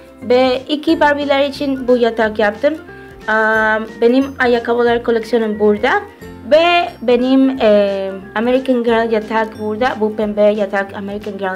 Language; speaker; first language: Turkish; early bilingual, heritage; Turkish